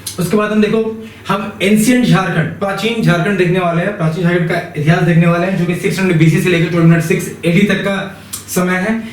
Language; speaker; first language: Hindi; native; Hindi